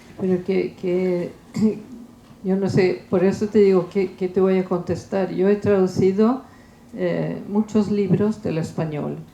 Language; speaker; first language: Spanish; non-native, fluent; Swedish